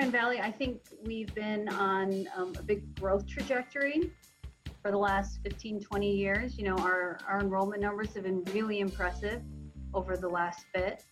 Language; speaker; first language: English; native; English